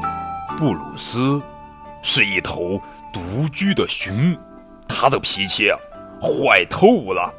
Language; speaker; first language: Chinese; native; Chinese